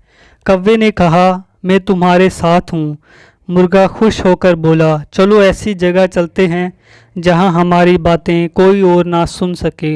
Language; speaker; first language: Urdu; native; Urdu